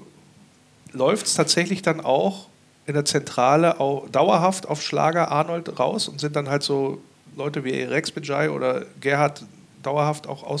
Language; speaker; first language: German; native; German